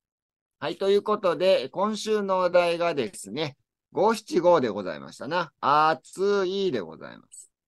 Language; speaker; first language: Japanese; native; Japanese